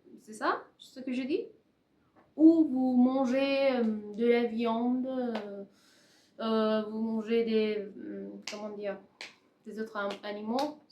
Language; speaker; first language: French; non-native, learner; Persian